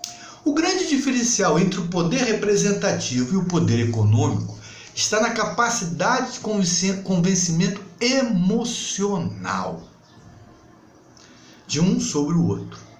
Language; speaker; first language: Portuguese; native; Portuguese